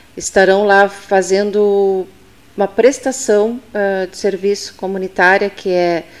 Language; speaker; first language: Portuguese; native; Portuguese